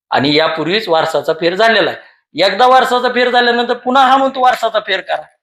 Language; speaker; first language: Marathi; native; Marathi